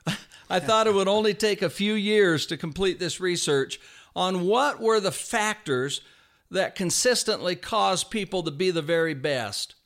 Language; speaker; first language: English; native; English